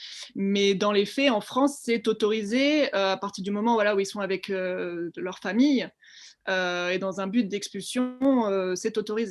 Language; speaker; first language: French; native; French